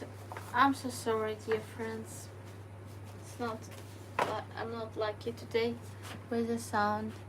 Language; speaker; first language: English; non-native, learner; Ukrainian